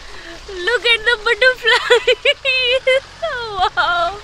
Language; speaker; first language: English; non-native, local second language; Hindi